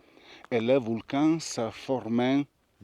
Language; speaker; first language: French; non-native, learner; Italian